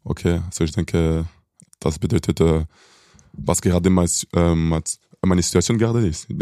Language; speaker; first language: German; non-native, local second language; French